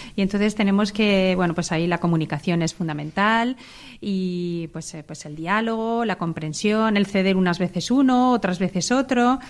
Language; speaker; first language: Spanish; native; Spanish